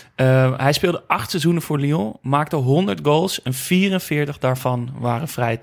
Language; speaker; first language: Dutch; native; Dutch